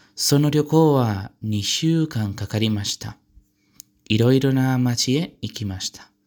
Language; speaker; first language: Japanese; non-native, learner; Spanish